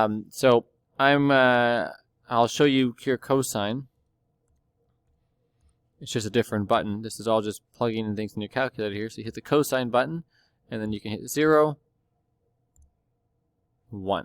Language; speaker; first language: English; native; English